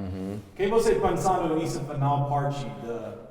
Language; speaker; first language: Portuguese; non-native, learner; English